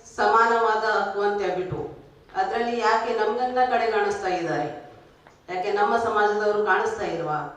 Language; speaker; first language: Kannada; non-native, local second language; Lambadi